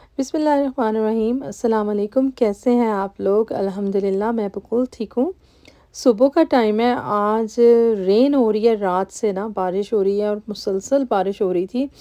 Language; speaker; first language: Urdu; native; Urdu